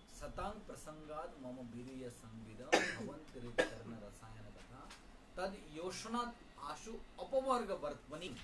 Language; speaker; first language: Hindi; non-native, local second language; Bangla